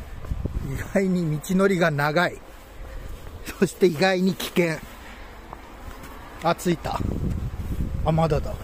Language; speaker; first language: Japanese; native; Japanese